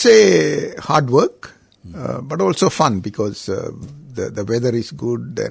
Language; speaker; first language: English; non-native, local second language; Tamil